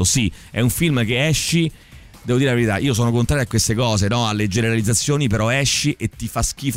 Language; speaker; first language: Italian; native; Italian